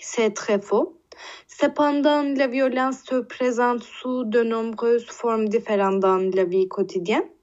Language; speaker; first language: French; non-native, learner; Turkish